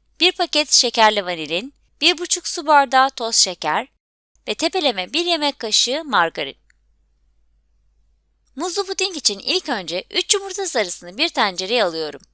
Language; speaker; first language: Turkish; native; Turkish